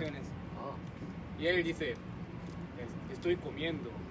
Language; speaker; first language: Spanish; non-native, learner; Korean